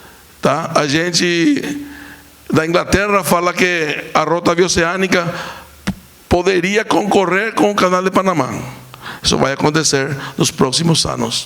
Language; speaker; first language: Portuguese; non-native, fluent; Spanish